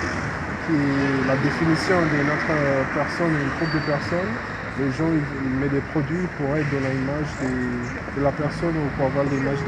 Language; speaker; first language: French; non-native, fluent; English